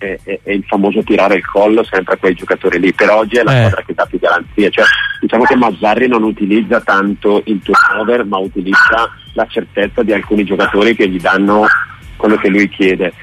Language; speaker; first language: Italian; native; Italian